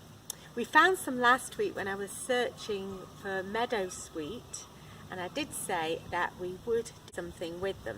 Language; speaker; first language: English; native; English